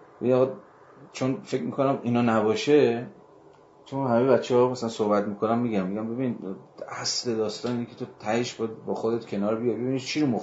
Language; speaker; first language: Persian; native; Persian